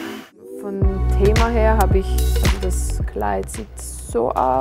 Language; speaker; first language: German; non-native, local second language; Slovak